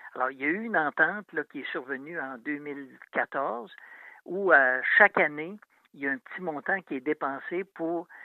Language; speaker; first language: French; native; French